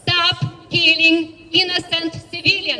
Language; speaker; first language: English; non-native, fluent; Ukrainian